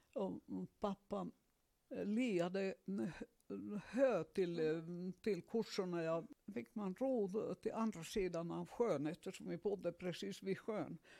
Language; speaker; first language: Swedish; non-native, fluent; Finnish